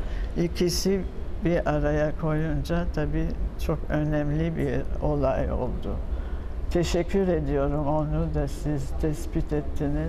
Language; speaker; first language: Turkish; non-native, fluent; French